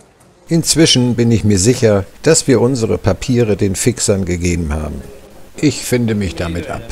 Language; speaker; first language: German; native; German